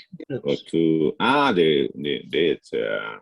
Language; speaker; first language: English; non-native, learner; Spanish